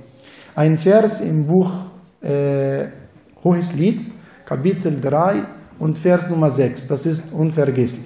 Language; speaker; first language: German; non-native, fluent; Arabic